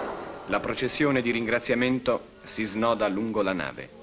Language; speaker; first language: Italian; native; Italian